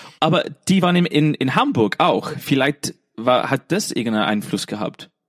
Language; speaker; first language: German; non-native, fluent; English